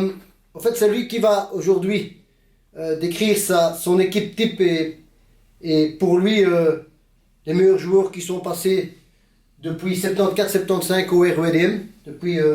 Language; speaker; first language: French; native; French